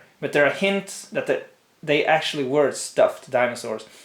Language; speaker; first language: English; non-native, fluent; Swedish